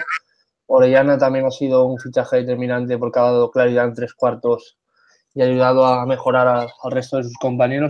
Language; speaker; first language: Spanish; native; Spanish